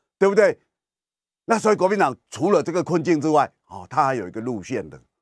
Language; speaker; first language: Chinese; native; Chinese